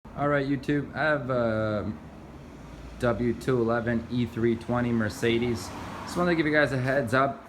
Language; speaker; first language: English; native; English